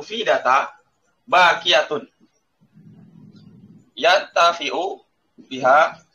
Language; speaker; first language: Arabic; non-native, fluent; Indonesian